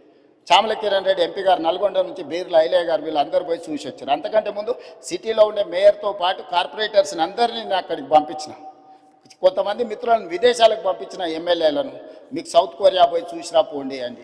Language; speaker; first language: Telugu; native; Telugu